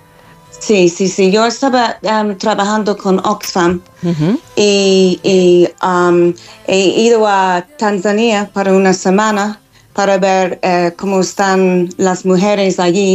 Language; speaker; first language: Spanish; non-native, fluent; English